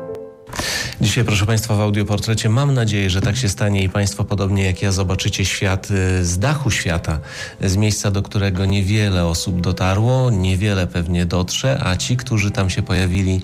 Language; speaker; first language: Polish; native; Polish